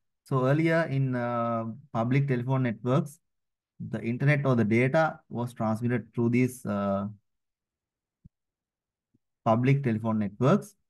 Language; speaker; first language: English; non-native, local second language; Sinhala